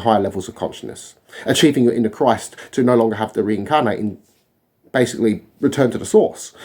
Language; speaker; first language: English; native; English